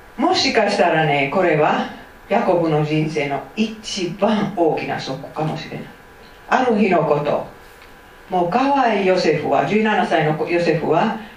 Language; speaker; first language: Japanese; non-native, fluent; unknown